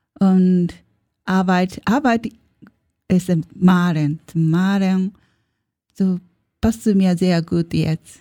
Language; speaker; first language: German; non-native, learner; Japanese